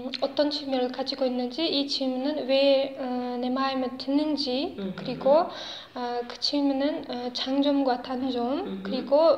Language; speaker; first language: Korean; non-native, learner; Uzbek